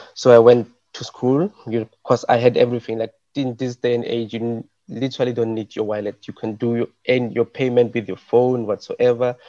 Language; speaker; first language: English; non-native, local second language; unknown